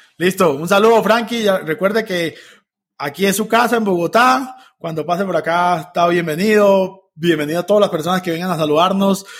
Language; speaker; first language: Spanish; native; Spanish